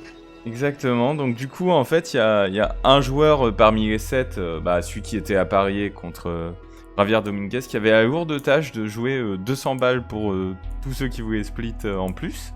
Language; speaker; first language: French; native; French